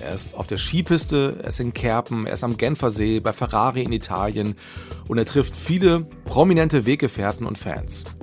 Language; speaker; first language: German; native; German